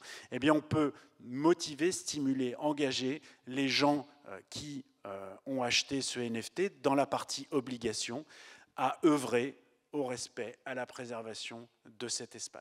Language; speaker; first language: French; native; French